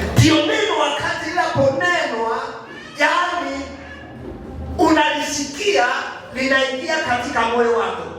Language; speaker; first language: Swahili; non-native, local second language; Kikuyu